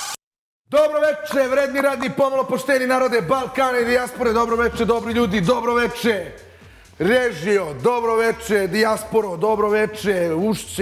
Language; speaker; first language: Serbian; native; Serbian